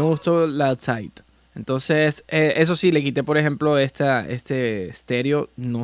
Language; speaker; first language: Spanish; native; Spanish